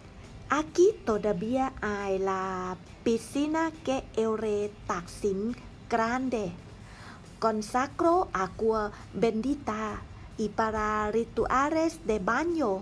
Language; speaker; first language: Spanish; non-native, learner; Thai